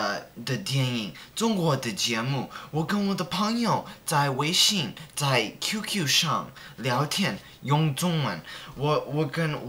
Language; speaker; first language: Chinese; non-native, learner; English